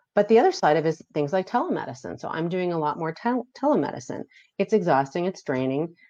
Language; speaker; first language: English; native; English